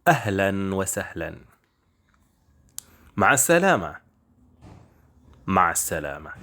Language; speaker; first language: Arabic; non-native, fluent; Indonesian